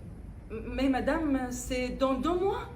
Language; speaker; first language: French; non-native, fluent; Arabic